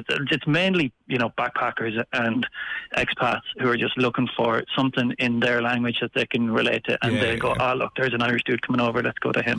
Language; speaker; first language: English; native; English